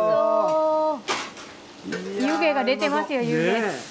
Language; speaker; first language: Japanese; non-native, fluent; Vietnamese